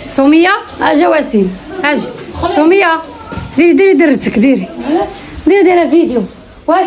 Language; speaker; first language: Arabic; native; Arabic